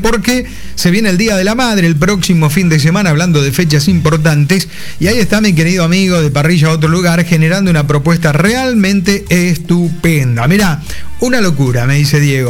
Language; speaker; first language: Spanish; native; Spanish